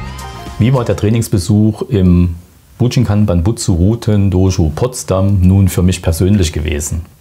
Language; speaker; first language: German; native; German